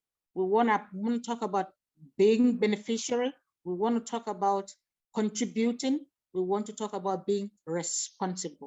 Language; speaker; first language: English; non-native, local second language; Igbo